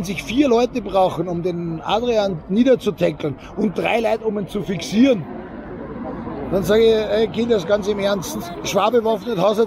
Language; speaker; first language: German; native; German